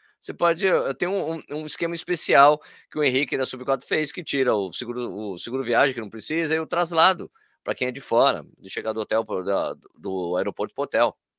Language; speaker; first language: Portuguese; native; Portuguese